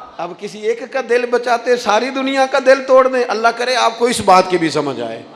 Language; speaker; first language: Urdu; non-native, local second language; Punjabi